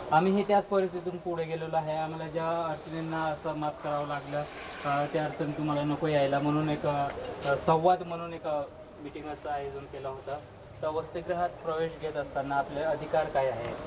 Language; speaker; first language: Marathi; non-native, local second language; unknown